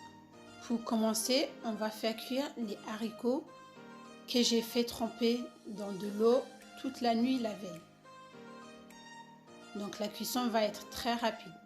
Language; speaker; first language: French; non-native, fluent; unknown